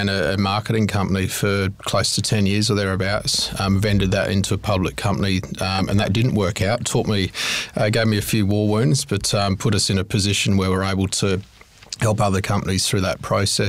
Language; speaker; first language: English; native; English